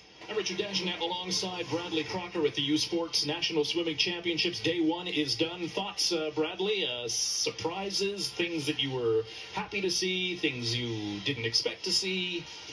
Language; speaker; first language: English; native; English